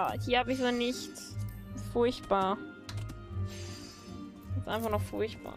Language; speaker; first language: German; native; German